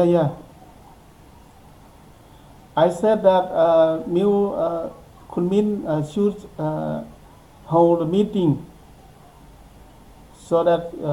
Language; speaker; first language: English; non-native, learner; Thai